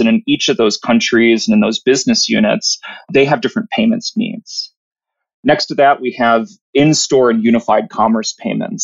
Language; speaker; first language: English; native; English